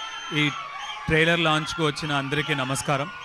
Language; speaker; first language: Telugu; non-native, learner; Tamil